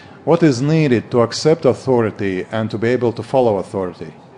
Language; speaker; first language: English; non-native, fluent; Latvian